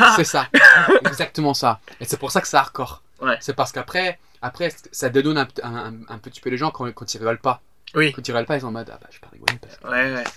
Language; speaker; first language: French; native; French